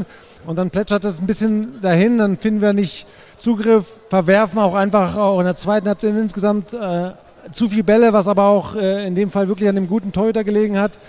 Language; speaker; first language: German; native; German